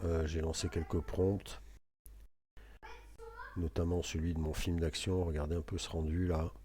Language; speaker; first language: French; native; French